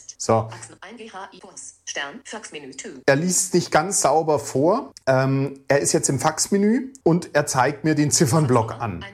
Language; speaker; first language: German; native; German